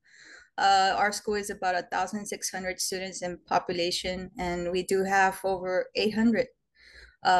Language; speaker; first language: English; native; English